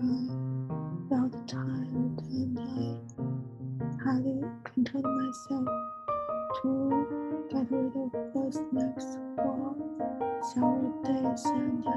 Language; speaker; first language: English; non-native, learner; Chinese